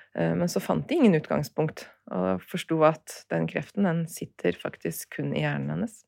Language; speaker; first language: Norwegian; early bilingual, other home language; Turkish